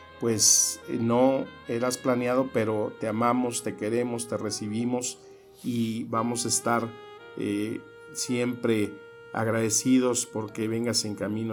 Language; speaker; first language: Spanish; native; Spanish